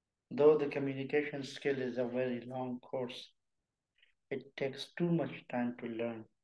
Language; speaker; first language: English; non-native, local second language; Urdu